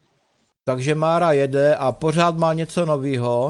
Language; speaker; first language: Czech; native; Czech